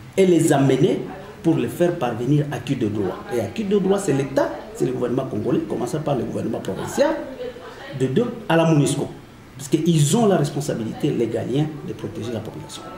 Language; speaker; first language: French; non-native, local second language; Swahili